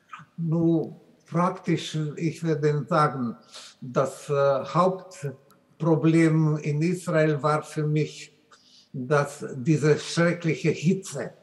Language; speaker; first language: German; non-native, learner; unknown